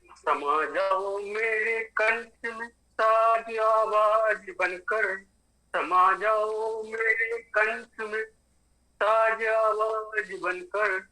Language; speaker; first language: Hindi; native; Hindi